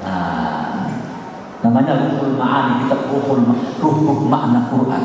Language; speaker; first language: Indonesian; native; Indonesian